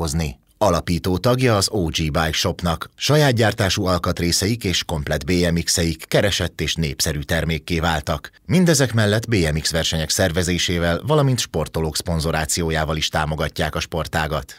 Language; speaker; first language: Hungarian; native; Hungarian